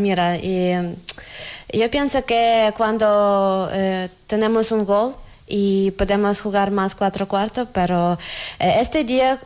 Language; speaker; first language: Spanish; non-native, learner; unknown